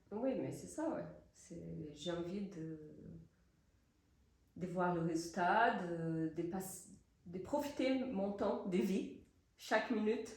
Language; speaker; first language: French; non-native, fluent; Portuguese